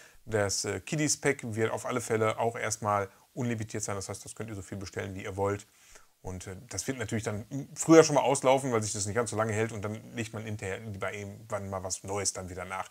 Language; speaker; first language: German; native; German